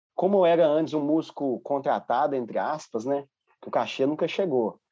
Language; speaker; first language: Portuguese; native; Portuguese